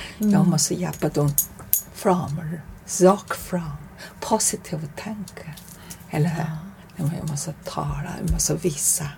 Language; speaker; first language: Swedish; non-native, learner; Chinese